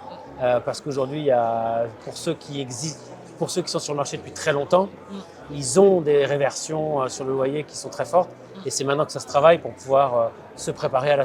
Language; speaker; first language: French; native; French